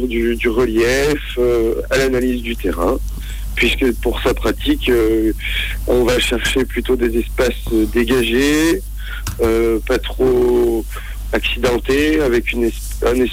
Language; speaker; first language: French; native; French